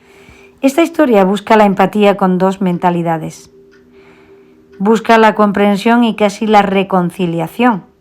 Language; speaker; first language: Spanish; native; Spanish